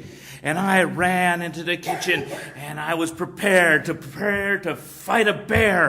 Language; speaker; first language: English; native; English